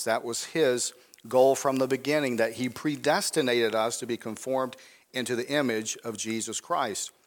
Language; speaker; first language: English; native; English